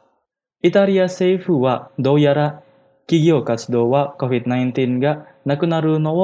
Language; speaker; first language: Japanese; non-native, fluent; Indonesian